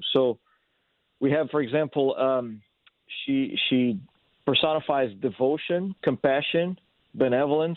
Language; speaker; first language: English; non-native, fluent; Portuguese